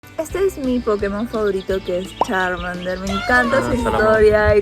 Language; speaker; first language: Spanish; native; Spanish